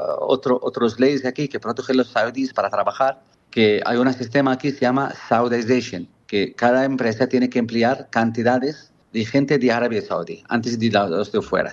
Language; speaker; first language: Spanish; non-native, fluent; Arabic